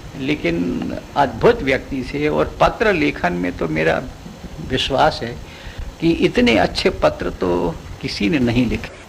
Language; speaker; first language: Hindi; non-native, local second language; Gujarati